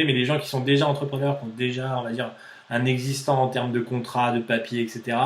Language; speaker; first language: French; native; French